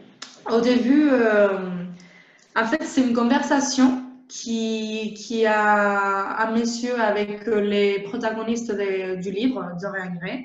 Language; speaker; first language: French; non-native, fluent; Spanish